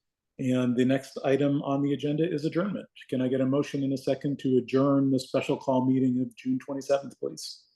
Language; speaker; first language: English; native; English